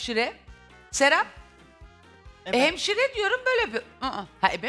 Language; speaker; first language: Turkish; native; Turkish